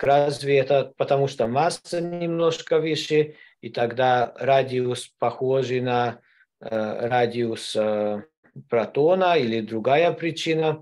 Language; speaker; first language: Russian; non-native, learner; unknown